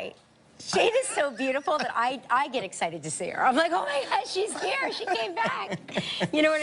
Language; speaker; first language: English; native; English